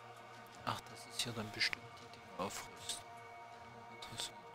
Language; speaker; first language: German; native; German